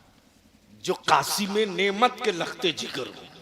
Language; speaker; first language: Hindi; native; Hindi